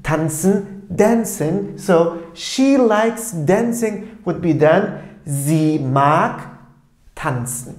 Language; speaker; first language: English; non-native, fluent; Turkish